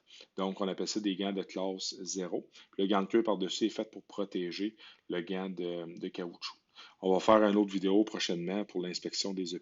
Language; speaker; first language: French; native; French